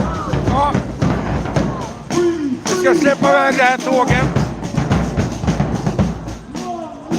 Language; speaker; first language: Swedish; native; Swedish